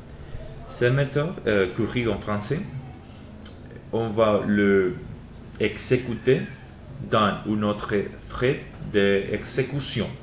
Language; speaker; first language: French; non-native, learner; Spanish